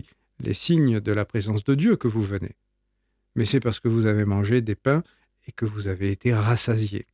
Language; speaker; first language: French; native; French